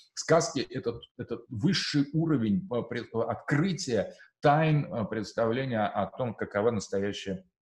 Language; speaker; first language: Russian; native; Russian